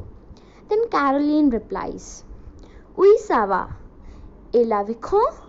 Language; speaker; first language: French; non-native, learner; Hindi